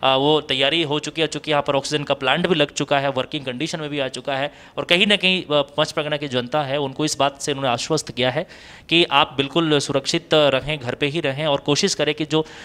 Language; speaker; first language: Hindi; native; Hindi